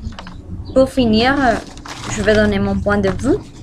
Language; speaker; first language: French; non-native, learner; Spanish